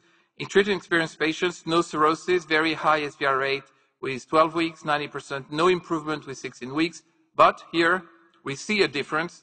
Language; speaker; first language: English; non-native, fluent; French